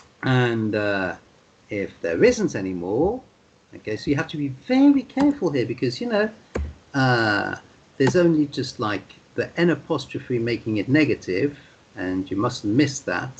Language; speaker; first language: English; non-native, fluent; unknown